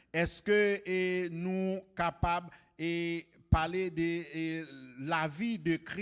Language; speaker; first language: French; non-native, local second language; Haitian Creole